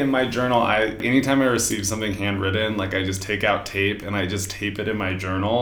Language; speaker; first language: English; native; English